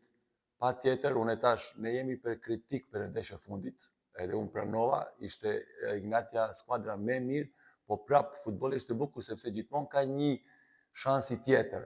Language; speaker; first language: Albanian; non-native, fluent; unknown